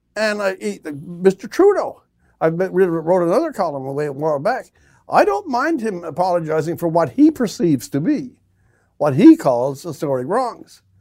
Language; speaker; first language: English; native; English